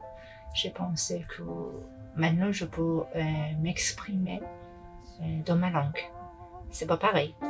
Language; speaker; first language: French; non-native, fluent; Persian